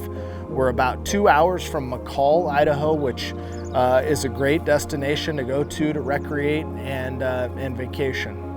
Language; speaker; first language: English; native; English